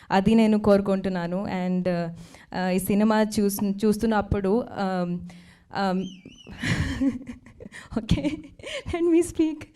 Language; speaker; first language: Telugu; non-native, fluent; Hindi